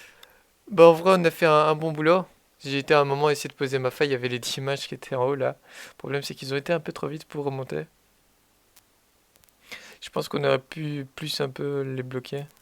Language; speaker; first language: French; native; French